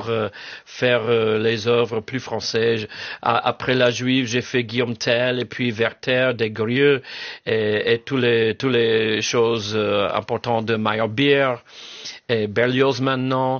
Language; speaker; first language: French; non-native, fluent; English